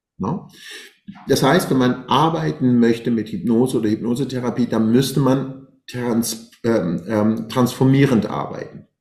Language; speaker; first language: German; non-native, fluent; Persian